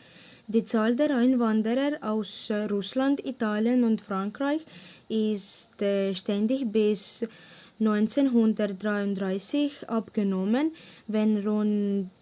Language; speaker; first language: German; non-native, learner; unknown